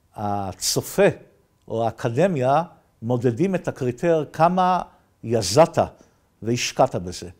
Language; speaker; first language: Hebrew; native; Hebrew